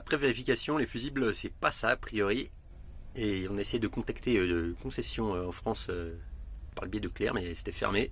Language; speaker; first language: French; native; French